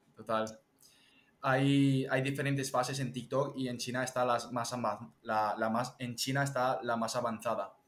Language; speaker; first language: Spanish; early bilingual, other home language; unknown